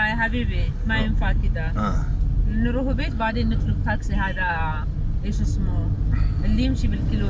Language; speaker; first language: Arabic; non-native, learner; Amharic